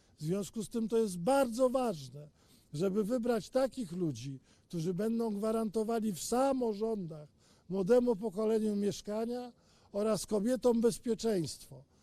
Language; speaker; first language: Polish; native; Polish